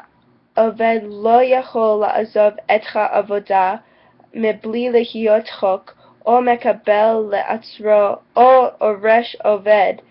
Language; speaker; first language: Hebrew; non-native, learner; English